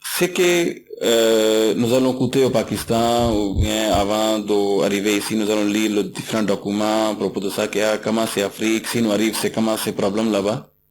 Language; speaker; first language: French; non-native, learner; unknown